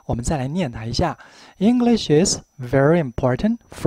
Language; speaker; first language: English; non-native, fluent; Chinese